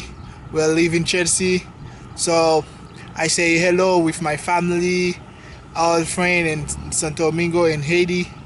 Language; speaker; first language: English; non-native, learner; Haitian Creole